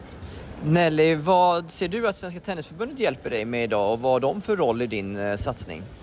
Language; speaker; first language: Swedish; native; Swedish